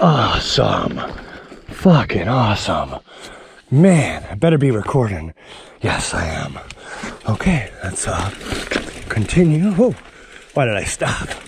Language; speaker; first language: English; native; English